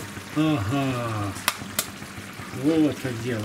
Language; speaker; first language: Russian; native; Russian